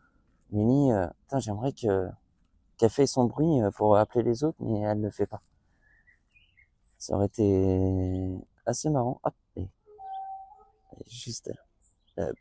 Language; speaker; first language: French; native; French